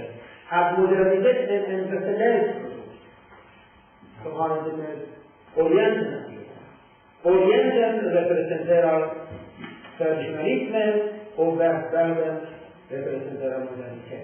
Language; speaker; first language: Swedish; non-native, fluent; Persian